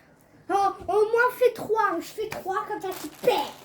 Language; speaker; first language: French; native; French